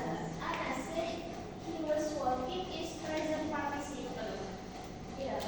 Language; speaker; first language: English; non-native, learner; Indonesian